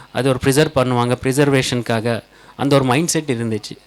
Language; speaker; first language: Tamil; native; Tamil